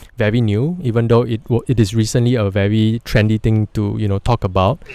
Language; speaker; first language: English; non-native, local second language; Chinese